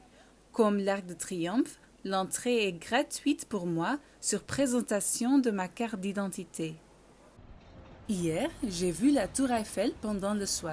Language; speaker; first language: French; non-native, learner; Dutch